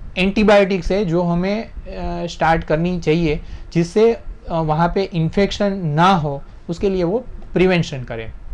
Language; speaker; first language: Hindi; non-native, local second language; Gujarati